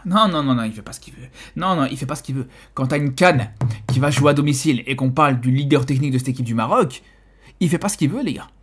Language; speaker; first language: French; native; French